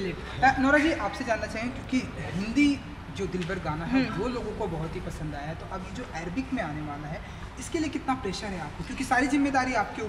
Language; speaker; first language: Hindi; native; Hindi